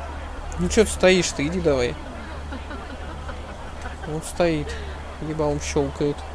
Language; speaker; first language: Russian; native; Russian